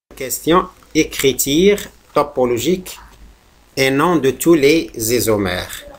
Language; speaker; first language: French; non-native, local second language; Arabic